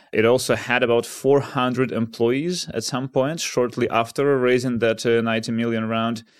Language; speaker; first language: English; non-native, fluent; Ukrainian